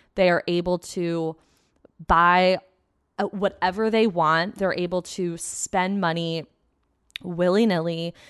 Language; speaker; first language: English; native; English